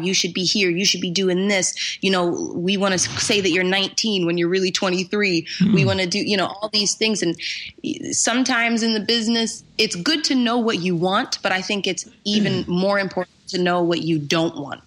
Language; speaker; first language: English; native; English